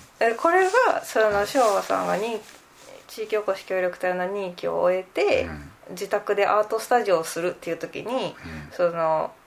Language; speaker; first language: Japanese; native; Japanese